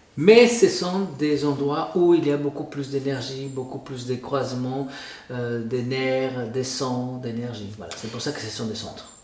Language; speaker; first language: French; non-native, fluent; Spanish